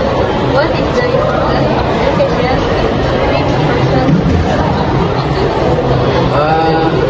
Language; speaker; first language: English; non-native, learner; Indonesian